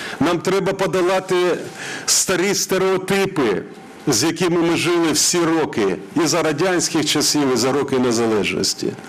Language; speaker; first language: Ukrainian; non-native, local second language; Russian